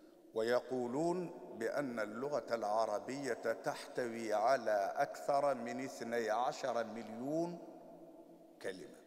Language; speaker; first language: Arabic; non-native, fluent; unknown